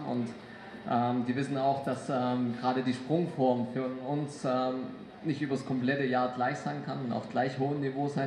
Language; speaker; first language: German; native; German